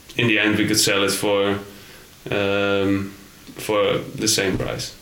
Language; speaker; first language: English; non-native, fluent; Dutch